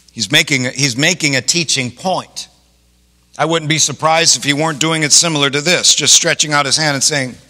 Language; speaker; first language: English; native; English